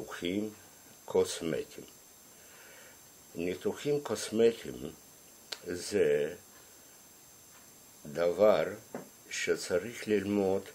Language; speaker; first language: Hebrew; non-native, fluent; Russian